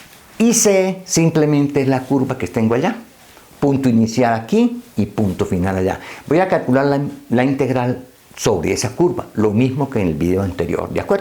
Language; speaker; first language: Spanish; native; Spanish